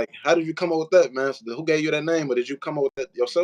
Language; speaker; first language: English; native; English